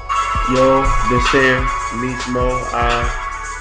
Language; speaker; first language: Spanish; non-native, learner; English